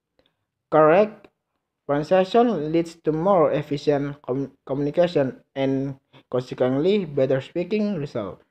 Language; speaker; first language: English; non-native, learner; Indonesian